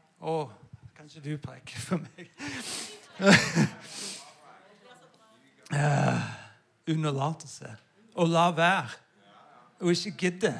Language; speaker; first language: Norwegian; non-native, fluent; English